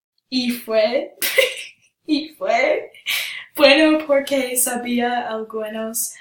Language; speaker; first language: Spanish; non-native, learner; English